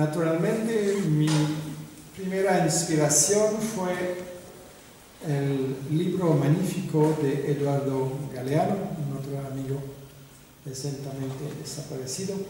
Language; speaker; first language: Spanish; non-native, fluent; French